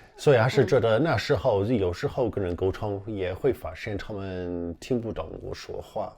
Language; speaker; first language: Chinese; non-native, fluent; English